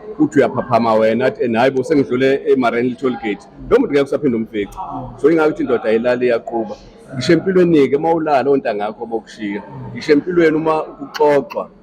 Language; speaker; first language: Zulu; native; Zulu